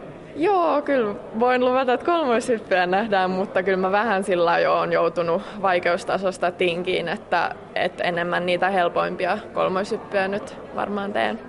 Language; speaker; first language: Finnish; native; Finnish